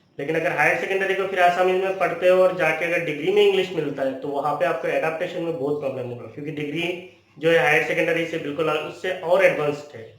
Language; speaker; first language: Hindi; non-native, local second language; Bangla